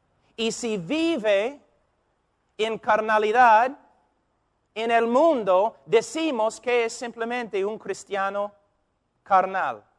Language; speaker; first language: Spanish; non-native, fluent; English